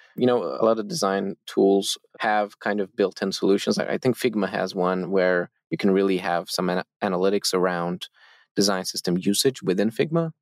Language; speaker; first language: English; non-native, fluent; Turkish